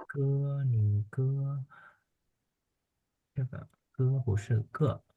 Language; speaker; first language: Chinese; non-native, fluent; Khmer